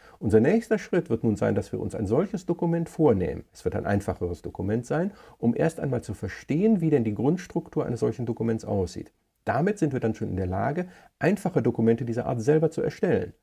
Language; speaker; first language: German; native; German